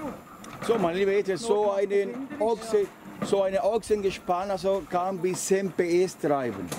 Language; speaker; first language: German; non-native, fluent; Spanish